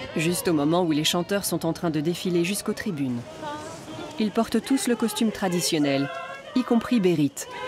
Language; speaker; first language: French; native; French